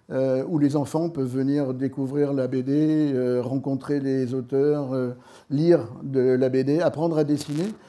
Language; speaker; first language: French; native; French